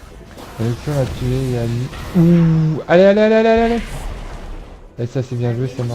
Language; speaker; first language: French; native; French